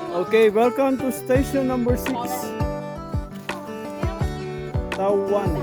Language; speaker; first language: English; non-native, learner; Thai